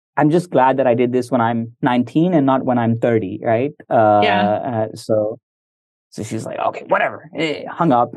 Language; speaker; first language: English; early bilingual, other home language; Hindi